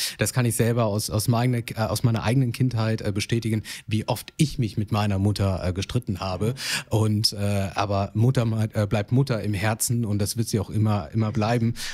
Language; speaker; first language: German; early bilingual, other home language; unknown